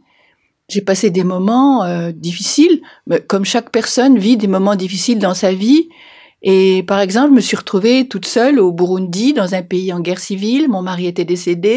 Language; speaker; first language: French; native; French